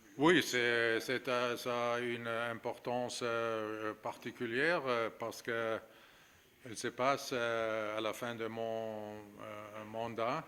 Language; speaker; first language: French; non-native, fluent; German